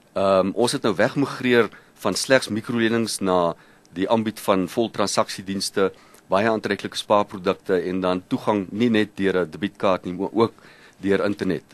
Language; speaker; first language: Afrikaans; native; Afrikaans